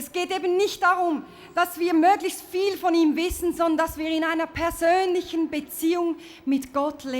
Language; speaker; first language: German; native; German